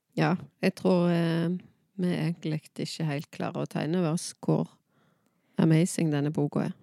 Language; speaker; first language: Norwegian; native; Norwegian